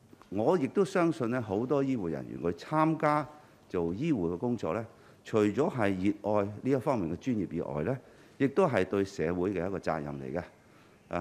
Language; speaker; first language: Cantonese; native; Cantonese